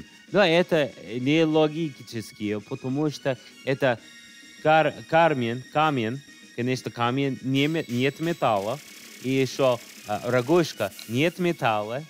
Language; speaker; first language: Russian; non-native, learner; English